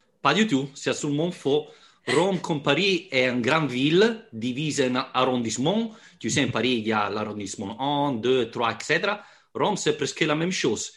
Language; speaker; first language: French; non-native, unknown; Italian